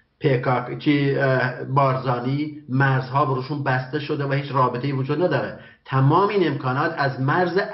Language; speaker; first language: Persian; non-native, local second language; Kurdish